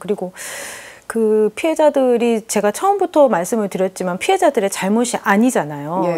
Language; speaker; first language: Korean; native; Korean